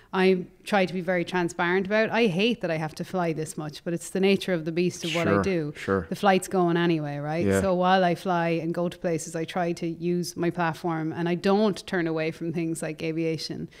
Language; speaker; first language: English; native; English